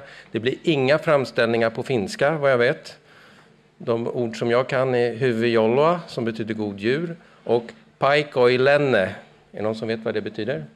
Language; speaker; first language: Swedish; native; Swedish